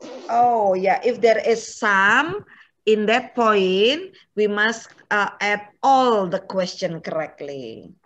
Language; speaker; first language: English; non-native, fluent; Indonesian